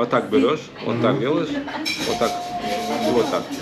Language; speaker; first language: Russian; non-native, local second language; Ingush